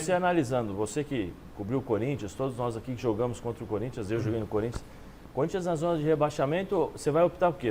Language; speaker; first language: Portuguese; native; Portuguese